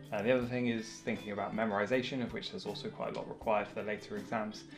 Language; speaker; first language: English; native; English